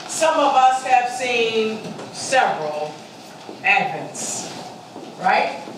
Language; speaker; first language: English; native; English